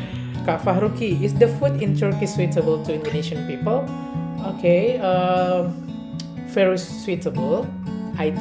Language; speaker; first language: English; non-native, learner; Indonesian